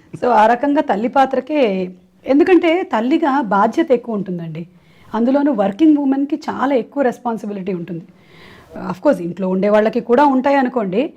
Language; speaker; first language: Telugu; non-native, local second language; Malayalam